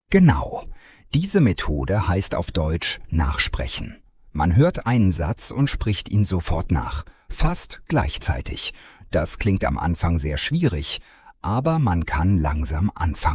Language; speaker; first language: German; non-native, fluent; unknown